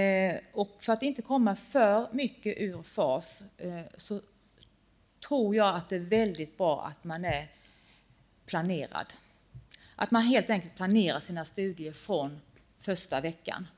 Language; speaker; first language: Swedish; native; Swedish